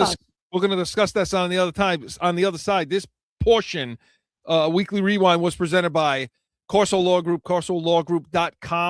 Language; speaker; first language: English; native; English